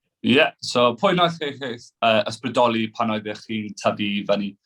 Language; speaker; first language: Welsh; non-native, local second language; English